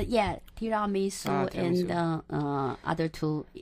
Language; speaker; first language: English; non-native, local second language; Chinese